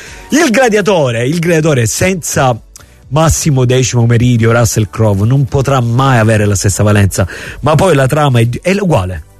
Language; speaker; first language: Italian; native; Italian